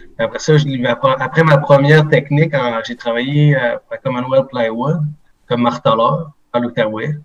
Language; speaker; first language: French; native; French